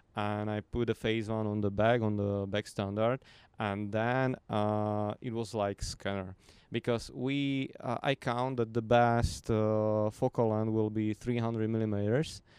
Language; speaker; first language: English; non-native, fluent; Slovak